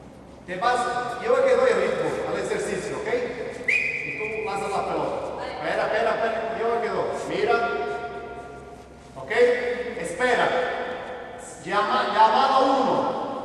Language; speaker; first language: Spanish; non-native, learner; Portuguese